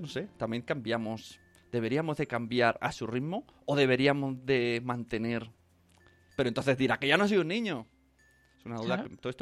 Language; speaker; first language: Spanish; native; Spanish